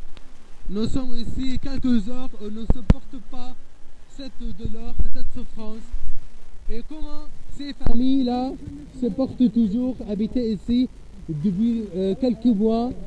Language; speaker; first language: French; non-native, fluent; Arabic